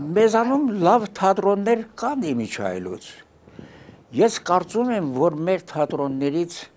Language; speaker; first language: Armenian; early bilingual, heritage; Armenian